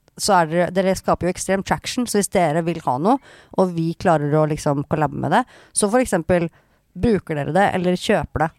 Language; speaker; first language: Norwegian; native; Norwegian